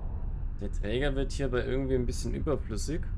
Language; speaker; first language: German; native; German